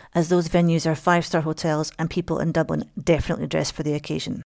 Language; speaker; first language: English; native; English